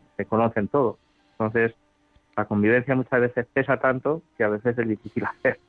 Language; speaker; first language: Spanish; native; Spanish